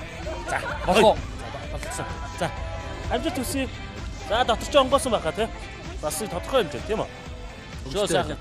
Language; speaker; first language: Mongolian; native; Mongolian